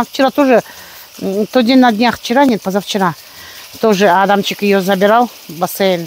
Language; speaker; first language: Russian; native; Russian